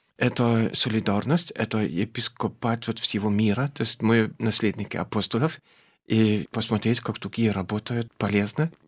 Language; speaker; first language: Russian; non-native, fluent; German